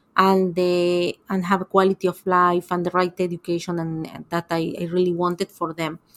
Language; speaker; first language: English; non-native, fluent; Spanish